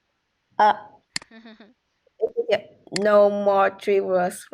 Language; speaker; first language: English; non-native, learner; Vietnamese